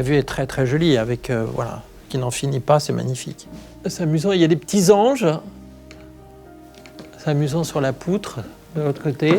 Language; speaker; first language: French; native; French